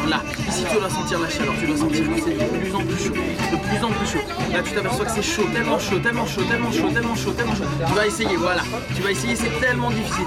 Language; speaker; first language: French; native; French